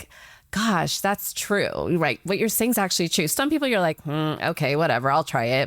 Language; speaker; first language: English; native; English